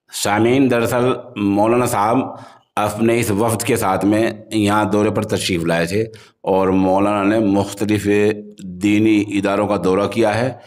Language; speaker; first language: Urdu; native; Urdu